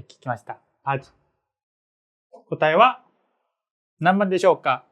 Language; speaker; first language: Japanese; non-native, fluent; Korean